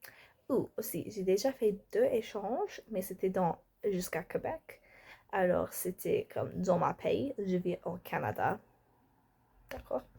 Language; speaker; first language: French; non-native, learner; English